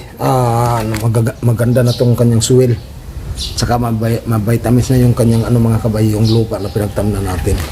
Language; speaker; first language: Filipino; non-native, local second language; Cebuano